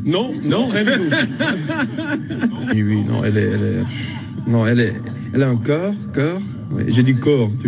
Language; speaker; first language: French; non-native, learner; English